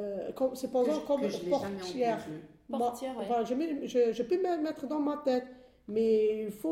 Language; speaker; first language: French; non-native, learner; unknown